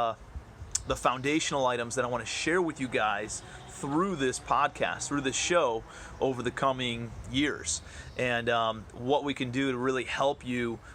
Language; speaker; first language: English; native; English